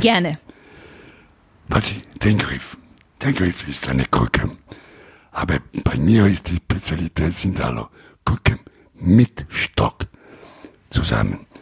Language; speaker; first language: German; non-native, learner; Italian